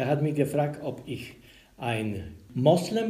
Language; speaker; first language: German; non-native, learner; Polish